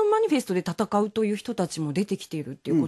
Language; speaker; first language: Japanese; native; Japanese